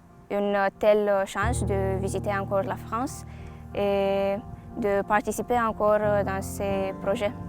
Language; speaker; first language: French; non-native, fluent; Romanian